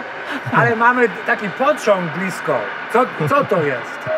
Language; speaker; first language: Polish; non-native, learner; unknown